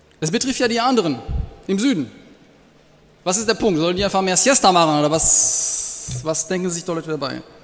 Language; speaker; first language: German; non-native, fluent; French